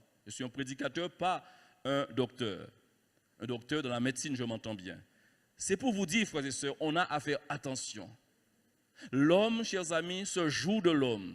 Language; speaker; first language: French; native; French